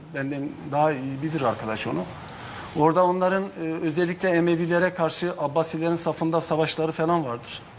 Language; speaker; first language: Turkish; non-native, local second language; Zaza